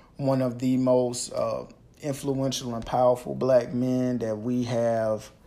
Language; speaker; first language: English; native; English